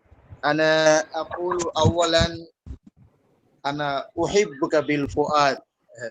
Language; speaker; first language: Arabic; non-native, learner; Bangla